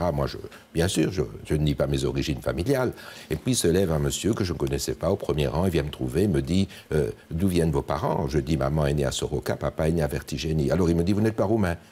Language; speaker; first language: French; native; French